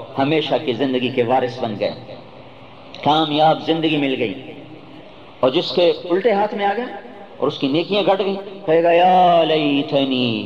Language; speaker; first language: Urdu; non-native, local second language; Punjabi